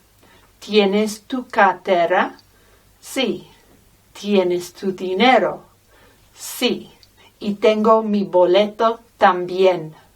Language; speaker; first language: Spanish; non-native, fluent; English